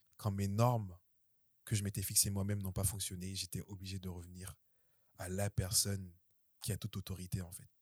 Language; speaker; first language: French; early bilingual, other home language; Haitian Creole